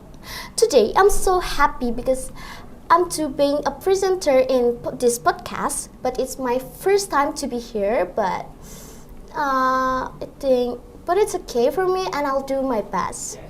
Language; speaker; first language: English; non-native, learner; Indonesian